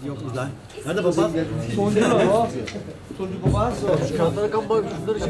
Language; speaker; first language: Turkish; native; Turkish